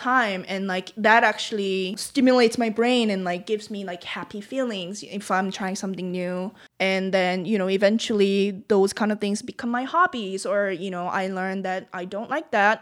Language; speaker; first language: English; non-native, fluent; Korean